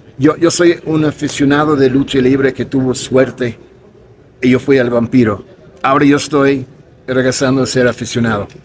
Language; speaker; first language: Spanish; non-native, fluent; English